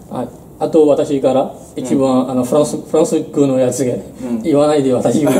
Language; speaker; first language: Japanese; non-native, learner; French